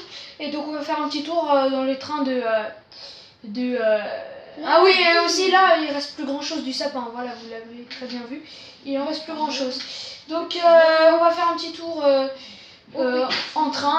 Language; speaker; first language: French; native; French